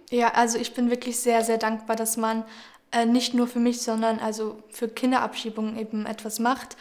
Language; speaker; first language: German; early bilingual, other home language; Georgian